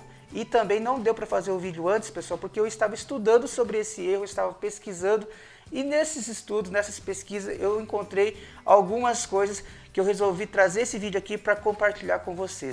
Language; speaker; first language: Portuguese; native; Portuguese